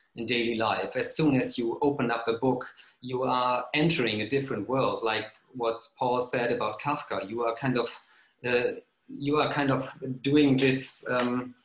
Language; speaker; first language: English; non-native, fluent; German